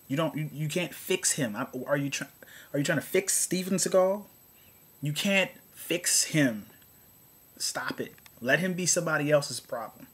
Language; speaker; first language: English; native; English